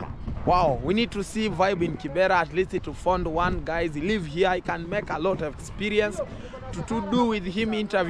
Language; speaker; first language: English; non-native, learner; Swahili